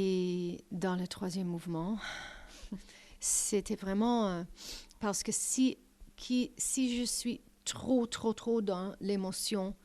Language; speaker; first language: French; non-native, fluent; English